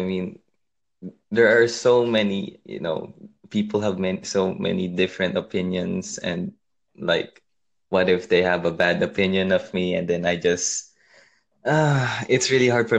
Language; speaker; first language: English; non-native, local second language; Filipino